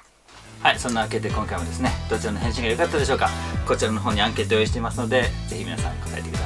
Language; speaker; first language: Japanese; native; Japanese